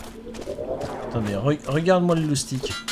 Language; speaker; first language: French; native; French